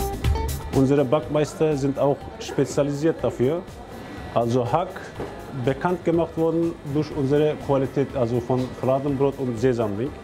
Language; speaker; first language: German; non-native, learner; Turkish